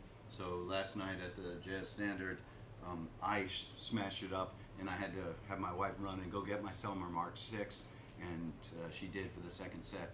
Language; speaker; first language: English; native; English